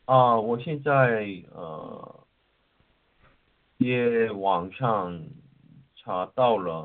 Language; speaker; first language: Chinese; non-native, learner; Korean